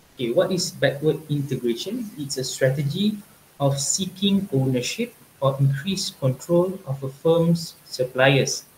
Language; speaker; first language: English; non-native, local second language; Malay